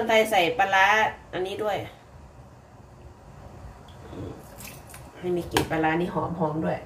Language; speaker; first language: Thai; non-native, local second language; Lao